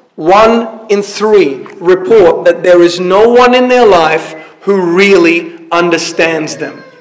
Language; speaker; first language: English; early bilingual, other home language; Arabic